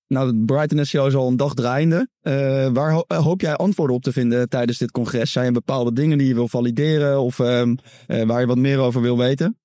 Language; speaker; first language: Dutch; native; Dutch